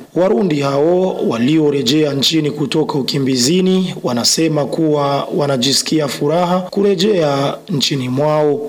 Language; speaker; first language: Swahili; non-native, local second language; Rundi